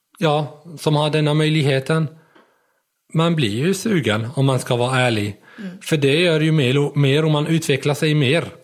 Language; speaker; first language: Swedish; non-native, fluent; Arabic